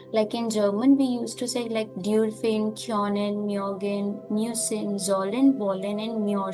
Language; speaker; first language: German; non-native, learner; Hindi